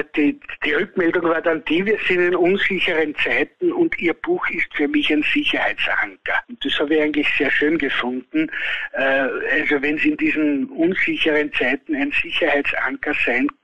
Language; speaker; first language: German; native; German